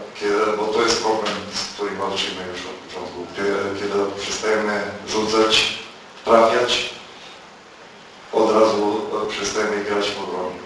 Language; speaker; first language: Polish; non-native, fluent; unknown